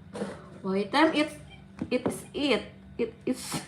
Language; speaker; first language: English; non-native, learner; Indonesian